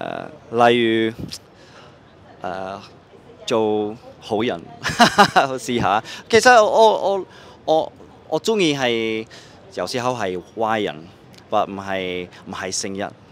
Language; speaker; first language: Cantonese; non-native, local second language; English